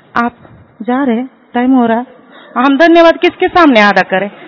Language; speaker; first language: Hindi; non-native, local second language; Marathi